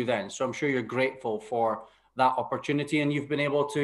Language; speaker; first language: English; native; English